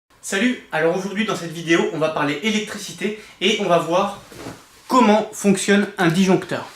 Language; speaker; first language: French; native; French